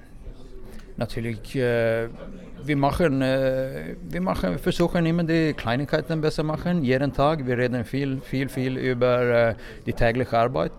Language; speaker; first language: German; non-native, fluent; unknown